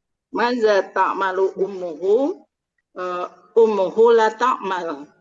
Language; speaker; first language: Arabic; non-native, learner; Indonesian